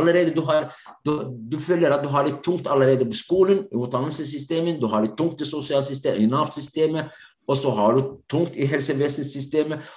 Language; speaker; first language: Norwegian; non-native, fluent; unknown